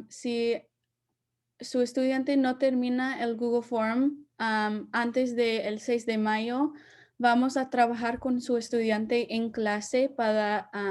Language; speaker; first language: Spanish; early bilingual, heritage; Spanish